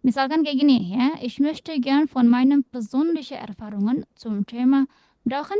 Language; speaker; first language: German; non-native, learner; Indonesian